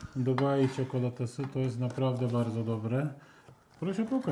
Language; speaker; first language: Polish; non-native, learner; Turkish